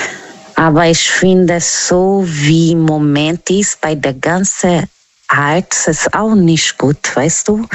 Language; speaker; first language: German; non-native, learner; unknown